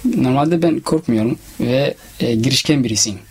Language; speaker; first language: Turkish; non-native, learner; Somali